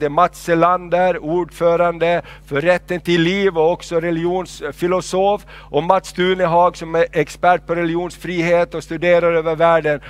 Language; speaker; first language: Swedish; non-native, fluent; Spanish